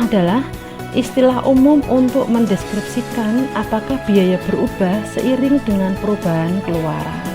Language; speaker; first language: Indonesian; native; Indonesian